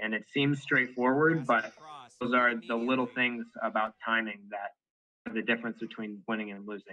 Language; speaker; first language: English; native; English